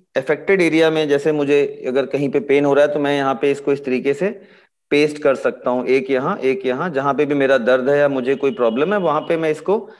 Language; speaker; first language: Hindi; native; Hindi